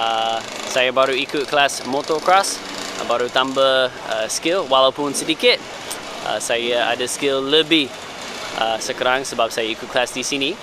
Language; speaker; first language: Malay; non-native, fluent; English